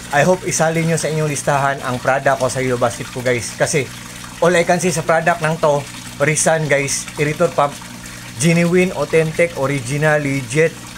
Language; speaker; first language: Filipino; non-native, local second language; Cebuano